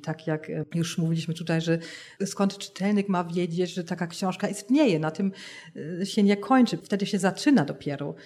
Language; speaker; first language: Polish; non-native, fluent; German